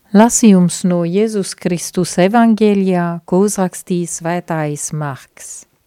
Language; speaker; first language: Latvian; non-native, fluent; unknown